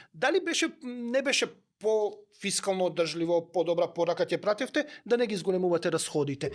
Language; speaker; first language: Macedonian; native; Macedonian